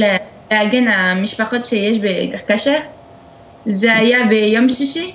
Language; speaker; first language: Hebrew; non-native, learner; French